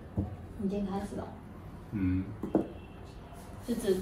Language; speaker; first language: Chinese; native; Chinese